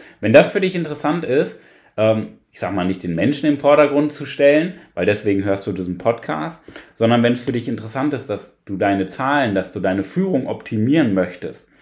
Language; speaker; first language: German; native; German